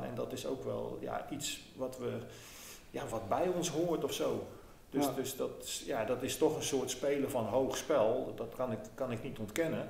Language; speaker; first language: Dutch; native; Dutch